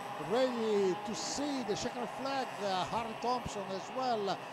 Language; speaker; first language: English; non-native, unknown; Italian